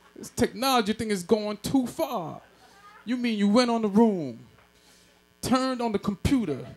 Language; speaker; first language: English; native; English